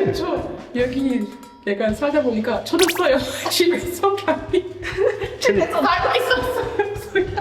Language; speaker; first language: Korean; non-native, fluent; French